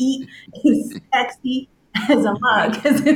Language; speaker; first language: English; native; English